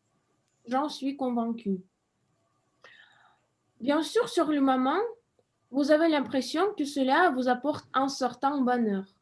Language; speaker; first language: French; non-native, fluent; Russian